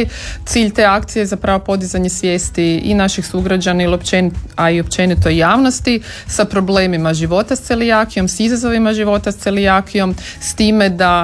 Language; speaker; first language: Serbian; native; Serbian